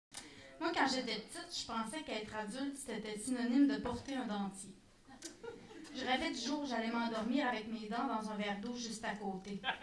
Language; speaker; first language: French; native; French